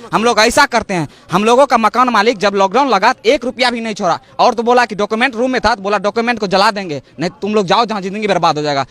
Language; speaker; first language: Hindi; native; Hindi